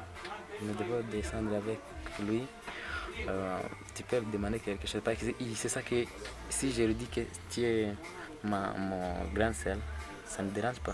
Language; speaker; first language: French; non-native, local second language; Kinyarwanda